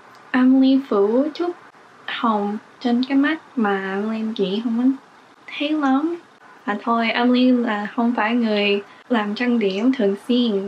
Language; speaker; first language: Vietnamese; early bilingual, heritage; English